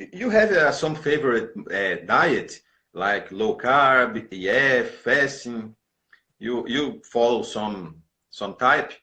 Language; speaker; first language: English; non-native, learner; Portuguese